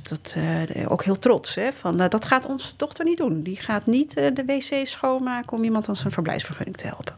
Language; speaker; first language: Dutch; early bilingual, other home language; Riffian